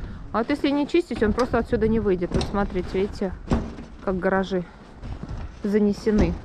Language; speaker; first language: Russian; native; Russian